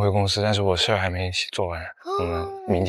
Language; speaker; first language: Chinese; native; Chinese